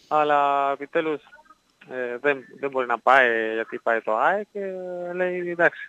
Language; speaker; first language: Greek; non-native, learner; Spanish